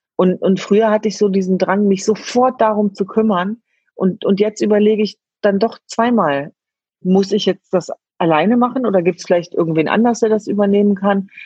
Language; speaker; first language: German; early bilingual, other home language; Kurdish